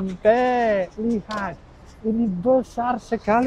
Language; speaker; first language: Indonesian; non-native, learner; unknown